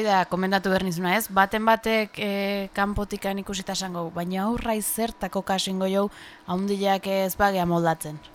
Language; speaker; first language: Basque; native; Basque